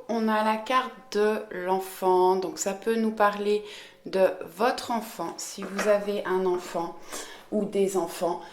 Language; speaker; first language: French; native; French